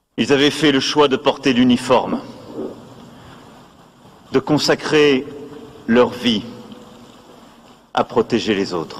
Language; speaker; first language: French; native; French